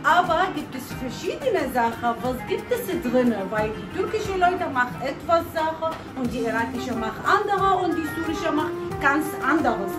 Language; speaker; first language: German; non-native, learner; Arabic